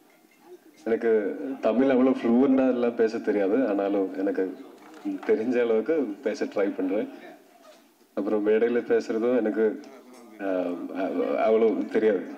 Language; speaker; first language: Tamil; non-native, learner; Malayalam